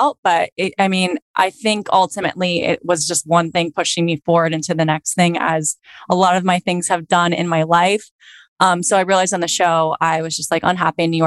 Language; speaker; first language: English; native; English